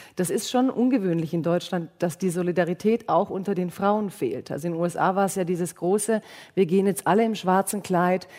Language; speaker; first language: German; native; German